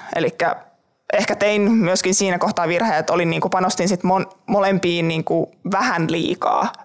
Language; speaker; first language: Finnish; native; Finnish